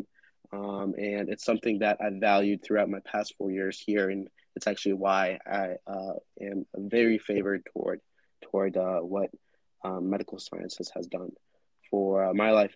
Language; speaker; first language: English; native; English